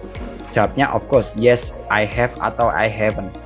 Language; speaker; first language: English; non-native, fluent; Indonesian